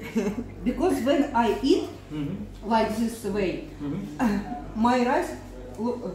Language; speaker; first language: English; non-native, learner; Russian